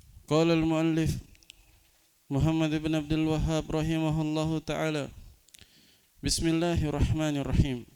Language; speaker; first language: Arabic; non-native, fluent; Indonesian